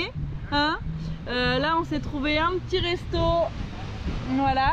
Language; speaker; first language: French; native; French